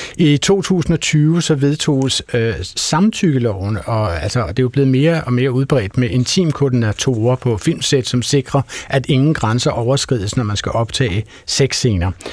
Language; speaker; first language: Danish; native; Danish